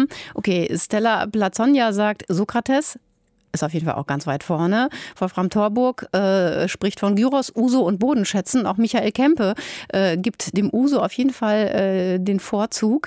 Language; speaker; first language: German; native; German